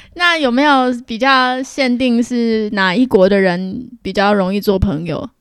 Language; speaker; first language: Chinese; native; Chinese